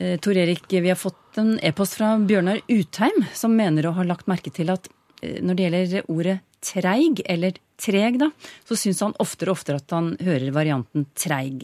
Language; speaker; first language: Norwegian; native; Norwegian